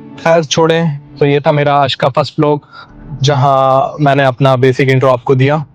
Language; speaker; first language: Hindi; native; Hindi